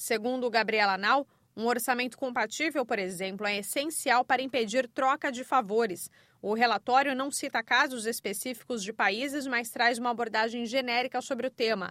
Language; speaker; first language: Portuguese; native; Portuguese